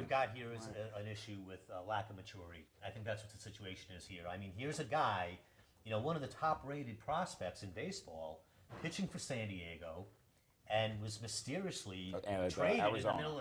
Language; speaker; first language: English; native; English